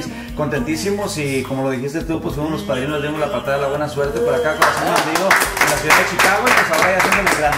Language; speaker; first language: Spanish; native; Spanish